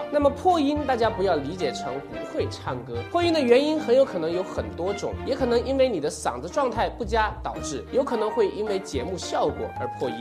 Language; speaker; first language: Chinese; native; Chinese